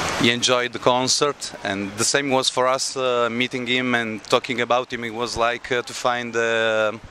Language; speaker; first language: English; non-native, learner; Italian